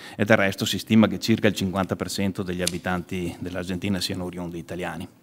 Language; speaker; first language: Italian; native; Italian